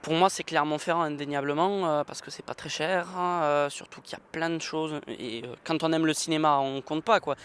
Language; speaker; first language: French; native; French